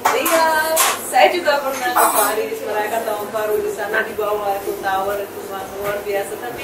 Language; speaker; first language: Indonesian; non-native, fluent; Russian